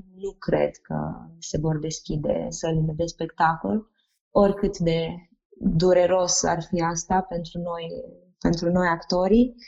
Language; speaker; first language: Romanian; native; Romanian